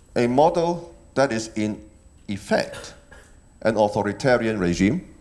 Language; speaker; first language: English; non-native, local second language; Cantonese